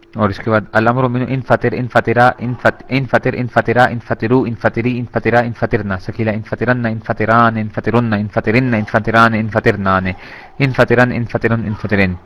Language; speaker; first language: Urdu; native; Urdu